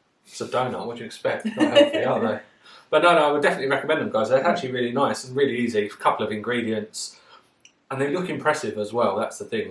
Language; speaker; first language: English; native; English